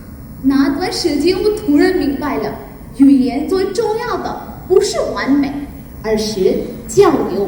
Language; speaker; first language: Chinese; non-native, learner; Hindi